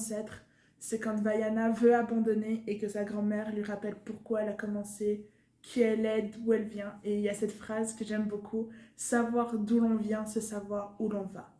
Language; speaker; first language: French; native; French